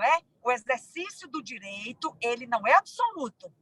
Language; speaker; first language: Portuguese; native; Portuguese